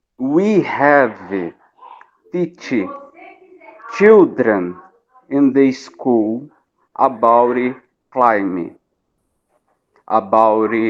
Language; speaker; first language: English; non-native, learner; Portuguese